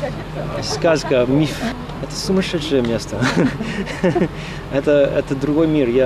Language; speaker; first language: Russian; non-native, fluent; English